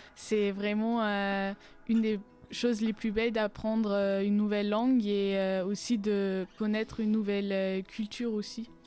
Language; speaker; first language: French; non-native, fluent; German